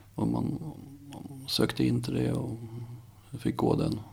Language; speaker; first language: Swedish; native; Swedish